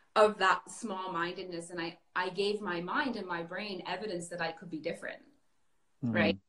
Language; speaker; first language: English; native; English